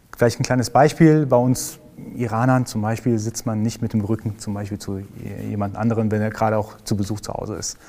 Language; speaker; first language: German; early bilingual, other home language; Persian